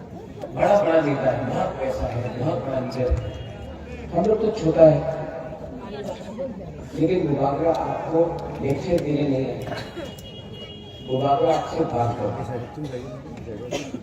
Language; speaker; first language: Hindi; non-native, local second language; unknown